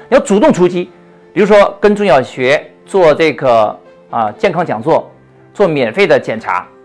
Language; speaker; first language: Chinese; native; Chinese